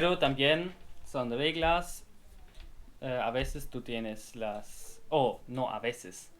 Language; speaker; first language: Spanish; non-native, learner; German